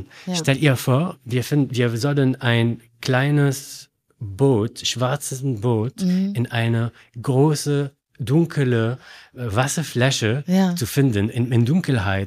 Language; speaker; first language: German; non-native, learner; Arabic